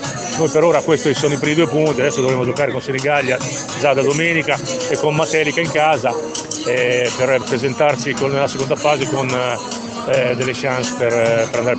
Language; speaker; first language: Italian; native; Italian